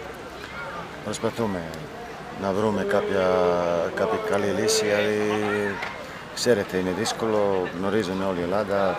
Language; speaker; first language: Greek; non-native, learner; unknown